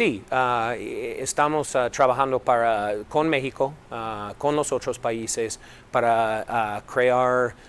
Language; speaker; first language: Spanish; non-native, fluent; English